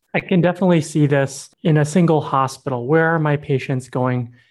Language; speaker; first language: English; early bilingual, other home language; Burmese